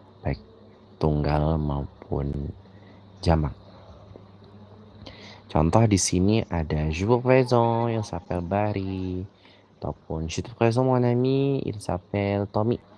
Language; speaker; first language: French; non-native, fluent; Indonesian